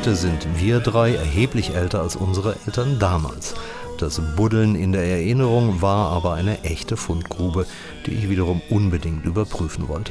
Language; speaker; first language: German; native; German